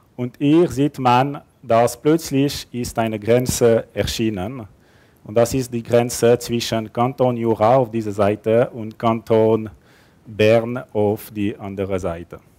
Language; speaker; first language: German; non-native, local second language; French